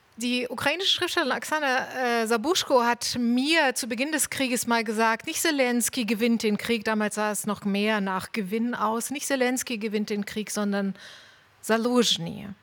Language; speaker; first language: German; native; German